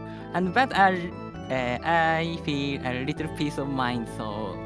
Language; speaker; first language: English; non-native, learner; Japanese